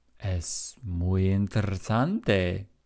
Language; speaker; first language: Spanish; non-native, fluent; English